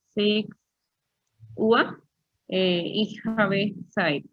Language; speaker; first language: German; non-native, learner; Spanish